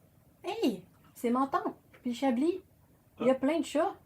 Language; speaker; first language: French; native; French